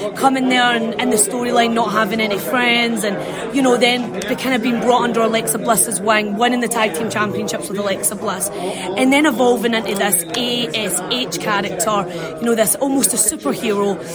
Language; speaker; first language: English; native; English